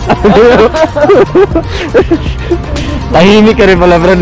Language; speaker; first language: Filipino; non-native, local second language; Cebuano